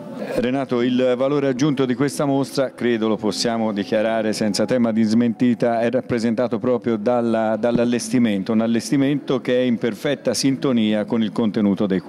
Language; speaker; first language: Italian; native; Italian